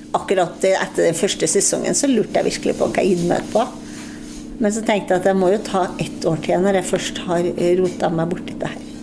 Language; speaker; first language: Norwegian; native; Norwegian